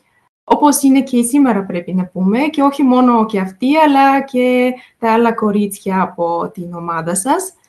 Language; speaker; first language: Greek; non-native, fluent; Bulgarian